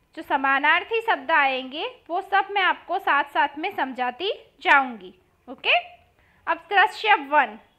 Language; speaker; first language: Hindi; non-native, local second language; Gujarati